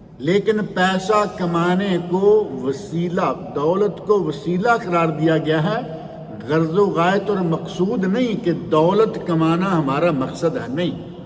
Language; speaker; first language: Urdu; native; Urdu